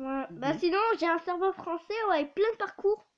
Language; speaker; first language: French; native; French